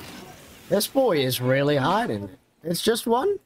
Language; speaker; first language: English; native; English